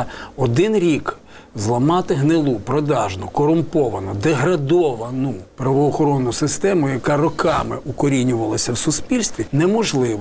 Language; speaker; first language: Ukrainian; native; Ukrainian